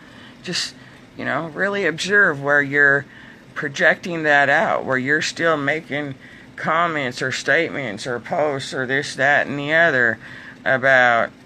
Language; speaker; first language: English; native; English